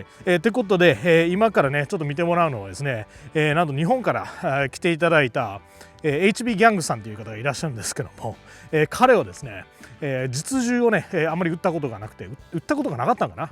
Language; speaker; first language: Japanese; native; Japanese